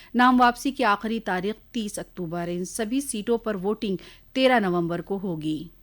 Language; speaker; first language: Urdu; native; Urdu